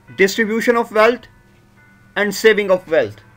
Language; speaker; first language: English; non-native, local second language; Urdu